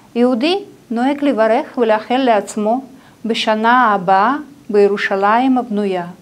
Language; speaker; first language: Hebrew; non-native, fluent; Russian